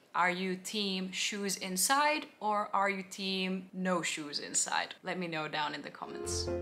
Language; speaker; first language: English; non-native, fluent; Finnish